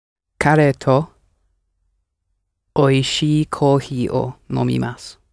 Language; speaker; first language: Japanese; non-native, learner; English